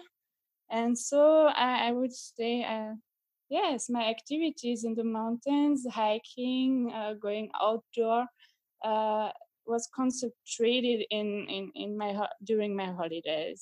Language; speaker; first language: English; non-native, fluent; French